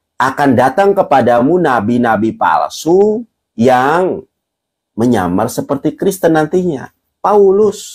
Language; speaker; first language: Indonesian; native; Indonesian